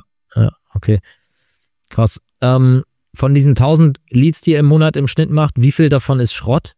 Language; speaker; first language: German; native; German